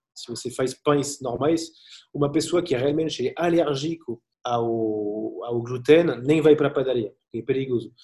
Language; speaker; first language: Portuguese; non-native, learner; French